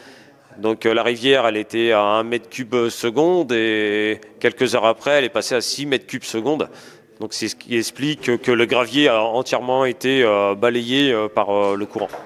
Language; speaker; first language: French; native; French